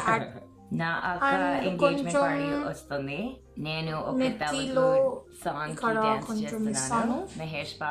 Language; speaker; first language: Telugu; early bilingual, heritage; Telugu